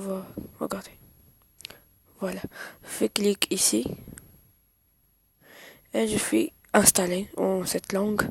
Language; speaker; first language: French; non-native, learner; Arabic